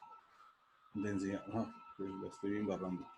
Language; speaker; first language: Spanish; native; Spanish